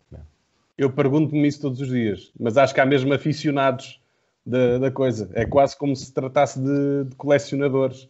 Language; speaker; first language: Portuguese; native; Portuguese